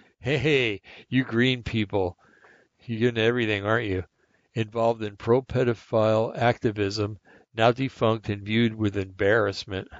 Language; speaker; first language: English; native; English